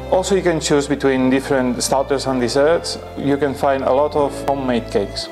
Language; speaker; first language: English; non-native, fluent; Spanish